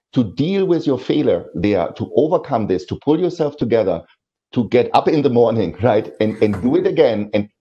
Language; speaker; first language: English; non-native, fluent; German